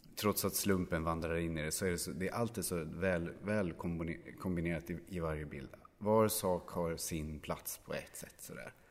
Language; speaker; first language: Swedish; native; Swedish